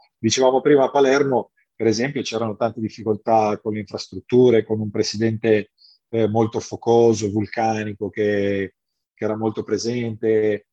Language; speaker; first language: Italian; native; Italian